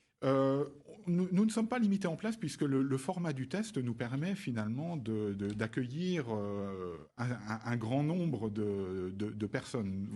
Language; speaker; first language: French; native; French